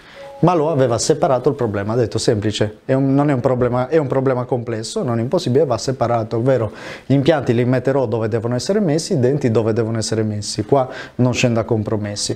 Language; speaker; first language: Italian; native; Italian